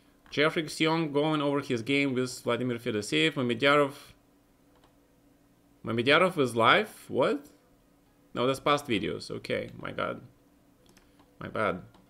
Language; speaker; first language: English; non-native, fluent; Russian